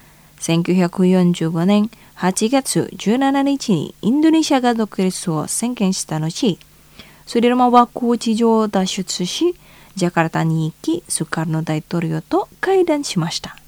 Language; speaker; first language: Japanese; non-native, fluent; Indonesian